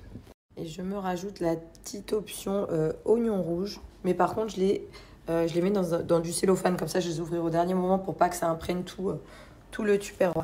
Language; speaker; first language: French; native; French